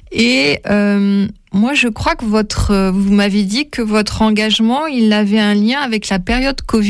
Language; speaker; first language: French; native; French